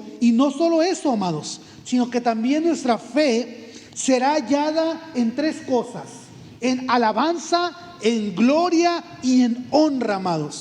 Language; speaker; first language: Spanish; native; Spanish